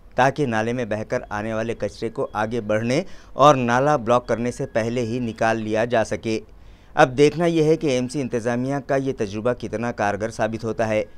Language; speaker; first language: Urdu; native; Urdu